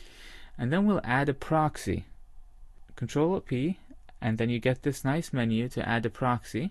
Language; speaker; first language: English; native; English